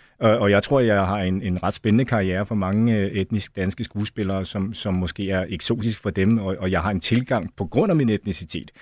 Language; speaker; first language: Danish; early bilingual, other home language; Chinese